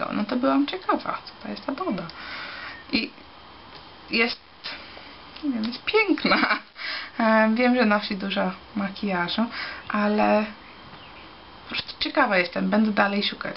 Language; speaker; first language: Polish; early bilingual, heritage; Polish